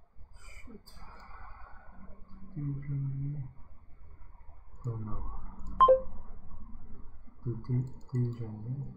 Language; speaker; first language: French; non-native, learner; English